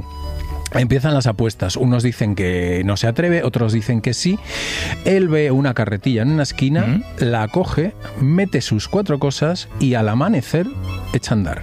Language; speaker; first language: Spanish; native; Spanish